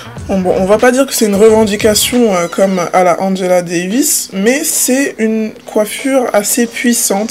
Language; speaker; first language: French; native; French